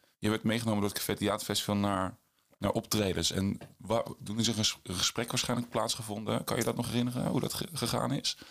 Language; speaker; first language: Dutch; native; Dutch